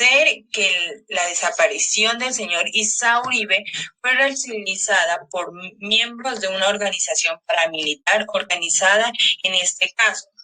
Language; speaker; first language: Spanish; native; Spanish